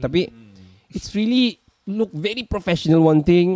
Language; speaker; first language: English; non-native, local second language; Malay